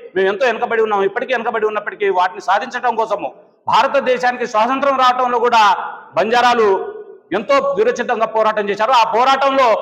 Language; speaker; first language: Telugu; non-native, local second language; Lambadi